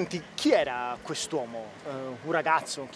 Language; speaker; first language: Italian; native; Italian